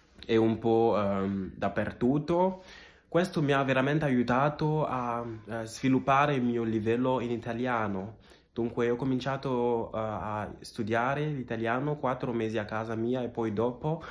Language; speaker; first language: Italian; non-native, fluent; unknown